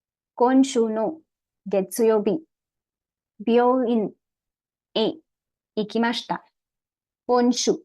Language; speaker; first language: Japanese; non-native, learner; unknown